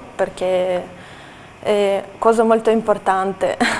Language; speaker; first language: Italian; non-native, fluent; Russian